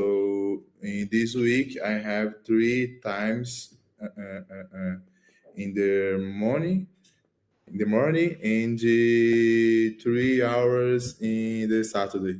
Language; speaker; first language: English; non-native, learner; Portuguese